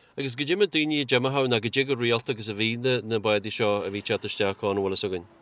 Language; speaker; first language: Irish; native; Irish